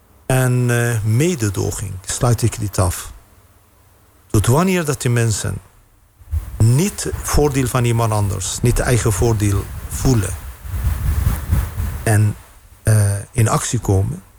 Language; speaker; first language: Dutch; non-native, fluent; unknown